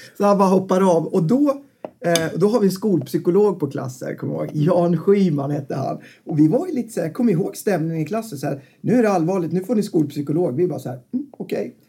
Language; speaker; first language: Swedish; native; Swedish